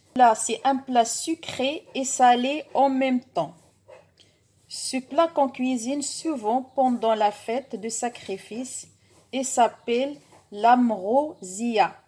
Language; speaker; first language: French; non-native, local second language; Arabic